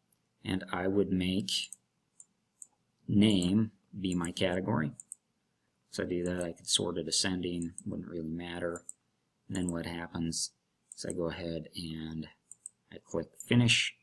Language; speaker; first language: English; native; English